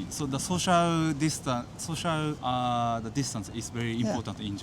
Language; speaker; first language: English; non-native, learner; Japanese